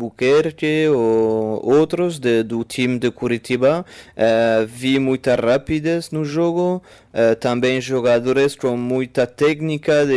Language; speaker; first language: Portuguese; non-native, fluent; French